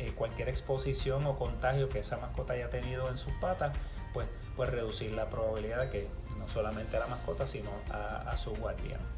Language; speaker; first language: Spanish; native; Spanish